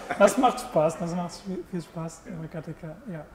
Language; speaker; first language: German; non-native, learner; Portuguese